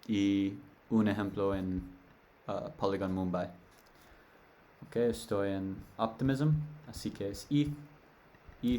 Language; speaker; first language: Spanish; non-native, learner; English